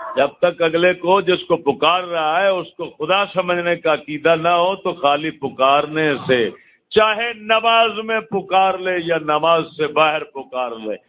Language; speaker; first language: Urdu; non-native, local second language; Punjabi